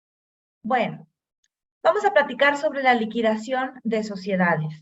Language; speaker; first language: Spanish; native; Spanish